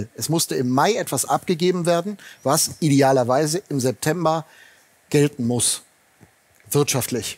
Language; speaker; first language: German; native; German